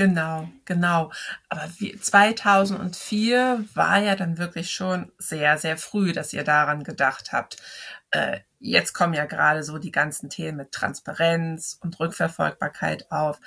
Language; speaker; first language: German; native; German